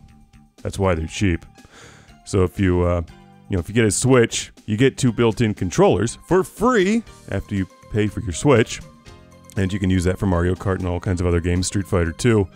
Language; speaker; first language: English; native; English